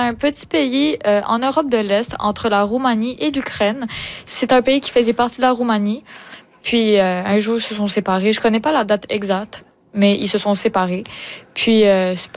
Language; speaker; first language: French; non-native, fluent; Romanian